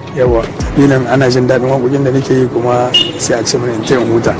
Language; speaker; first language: Hausa; native; Hausa